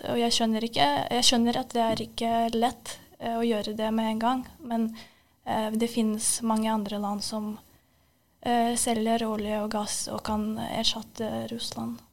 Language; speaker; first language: Norwegian; non-native, fluent; Ukrainian